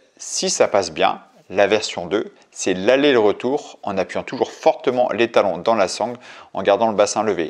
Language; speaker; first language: French; native; French